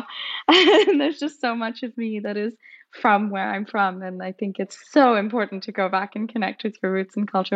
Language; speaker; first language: English; non-native, local second language; Hindi